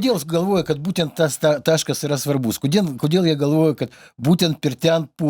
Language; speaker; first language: Lithuanian; native; Lithuanian